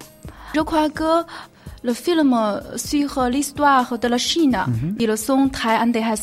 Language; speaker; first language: French; non-native, learner; Chinese